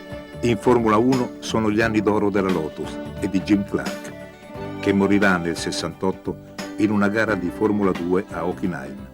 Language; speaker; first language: Italian; native; Italian